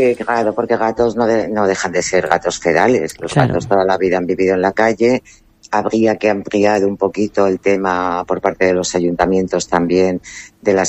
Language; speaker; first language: Spanish; native; Spanish